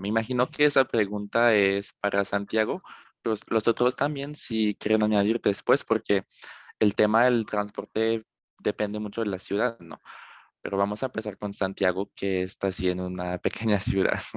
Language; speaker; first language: Spanish; non-native, fluent; French